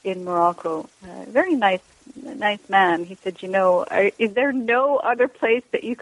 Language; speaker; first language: English; non-native, fluent; Arabic